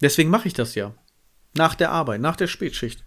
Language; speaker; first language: German; native; German